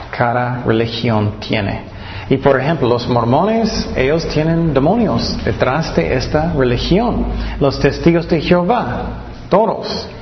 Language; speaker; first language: Spanish; non-native, fluent; English